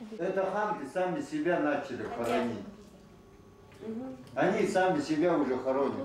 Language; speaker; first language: Russian; non-native, local second language; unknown